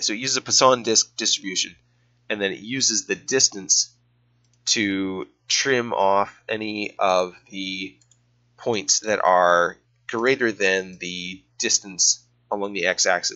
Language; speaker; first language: English; native; English